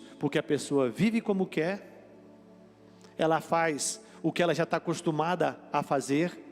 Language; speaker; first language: Portuguese; native; Portuguese